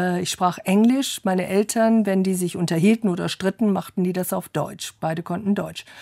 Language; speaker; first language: German; early bilingual, other home language; English